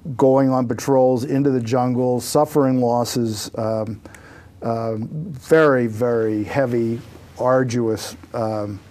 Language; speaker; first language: English; native; English